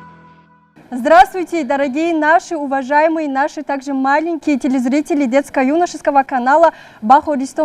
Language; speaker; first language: Russian; non-native, local second language; Tajik